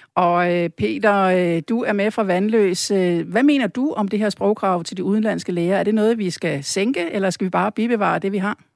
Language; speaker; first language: Danish; native; Danish